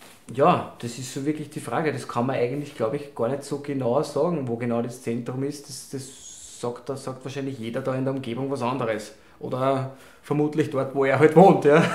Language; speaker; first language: German; native; German